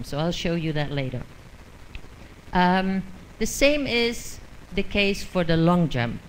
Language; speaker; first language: English; non-native, fluent; Dutch